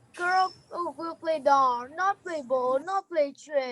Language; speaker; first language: English; non-native, learner; Vietnamese